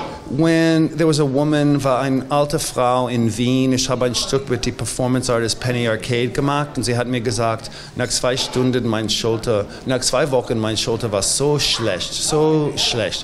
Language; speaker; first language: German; non-native, learner; English